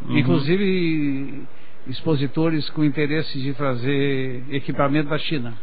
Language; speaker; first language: Portuguese; native; Portuguese